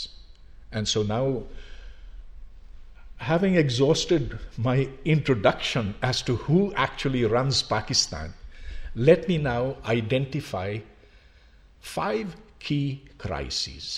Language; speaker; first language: English; non-native, local second language; Urdu